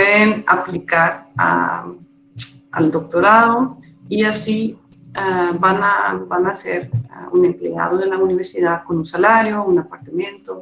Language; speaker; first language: Spanish; non-native, fluent; Dutch